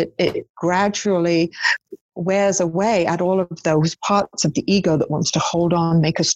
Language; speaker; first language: English; native; English